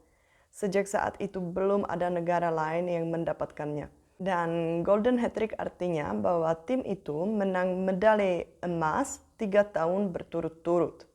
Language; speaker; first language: Indonesian; non-native, fluent; Czech